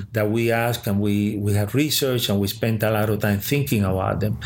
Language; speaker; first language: English; early bilingual, other home language; Spanish